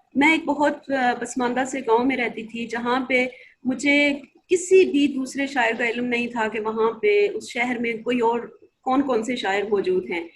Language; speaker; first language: Urdu; non-native, local second language; Punjabi